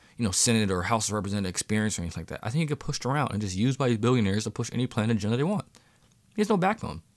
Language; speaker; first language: English; native; English